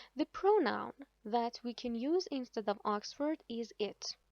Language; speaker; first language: English; non-native, fluent; Persian